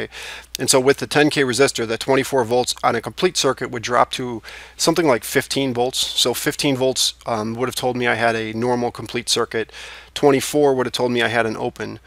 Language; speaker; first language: English; native; English